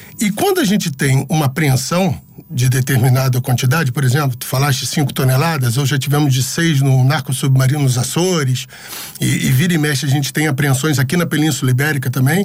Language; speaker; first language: Portuguese; native; Portuguese